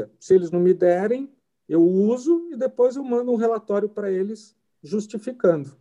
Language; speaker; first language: Portuguese; native; Portuguese